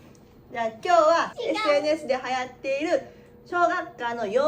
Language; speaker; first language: Japanese; native; Japanese